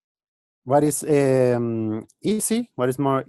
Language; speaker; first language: English; non-native, learner; Spanish